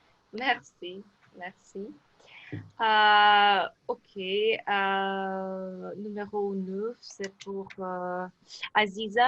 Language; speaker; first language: French; non-native, learner; Russian